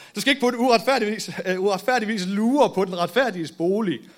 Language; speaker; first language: Danish; native; Danish